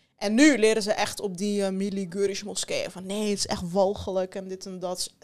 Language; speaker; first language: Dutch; early bilingual, other home language; Turkish